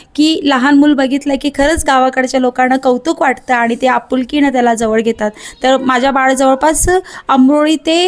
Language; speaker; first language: Marathi; native; Marathi